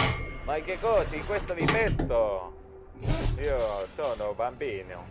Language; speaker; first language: Italian; non-native, learner; Spanish